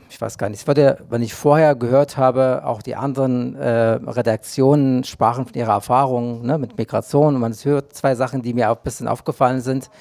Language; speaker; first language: German; non-native, fluent; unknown